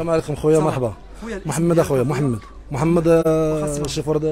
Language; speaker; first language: Arabic; native; Arabic